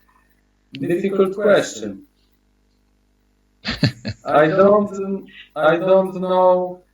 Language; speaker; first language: English; non-native, learner; Polish